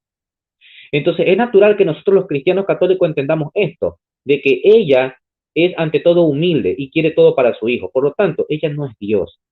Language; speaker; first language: Spanish; native; Spanish